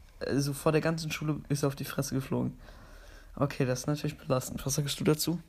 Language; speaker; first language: German; native; German